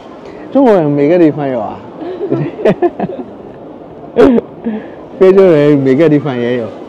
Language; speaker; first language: Chinese; non-native, fluent; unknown